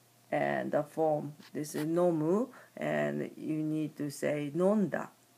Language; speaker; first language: English; non-native, fluent; Japanese